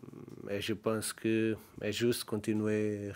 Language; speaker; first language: French; non-native, learner; Portuguese